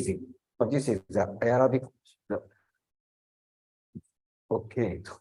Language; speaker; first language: English; non-native, learner; Japanese